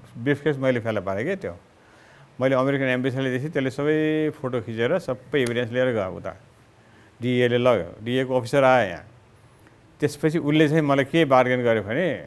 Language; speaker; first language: Nepali; native; Nepali